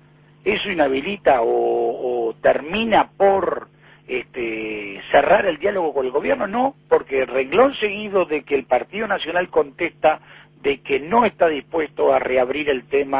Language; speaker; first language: Spanish; native; Spanish